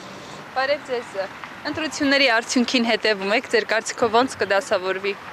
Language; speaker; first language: Armenian; native; Armenian